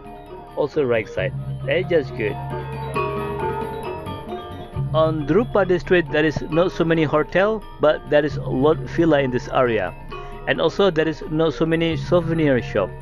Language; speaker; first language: English; non-native, learner; Indonesian